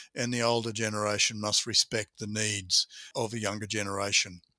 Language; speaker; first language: English; native; English